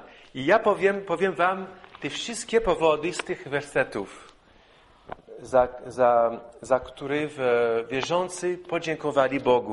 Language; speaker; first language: Polish; non-native, fluent; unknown